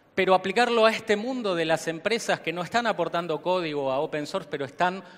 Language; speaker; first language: Spanish; native; Spanish